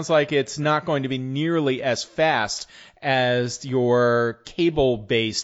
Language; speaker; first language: English; native; English